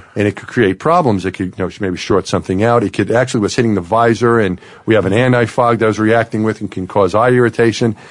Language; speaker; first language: English; native; English